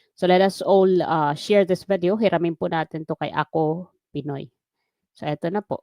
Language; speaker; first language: Filipino; non-native, local second language; Waray